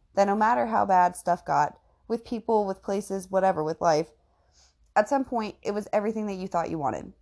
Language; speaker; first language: English; native; English